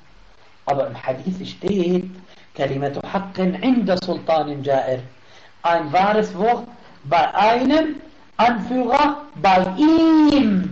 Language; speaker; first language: German; non-native, fluent; Arabic